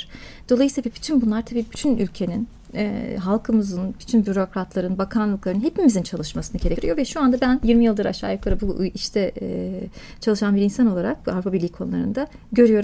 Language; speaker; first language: Turkish; native; Turkish